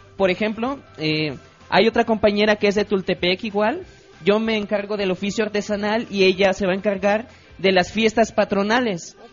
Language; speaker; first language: Spanish; native; Spanish